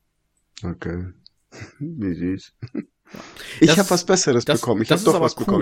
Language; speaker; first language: German; non-native, fluent; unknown